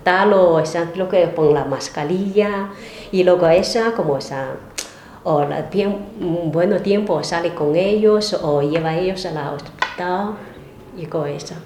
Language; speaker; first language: Spanish; non-native, learner; Chinese